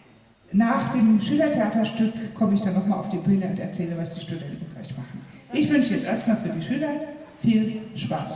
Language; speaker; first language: German; native; German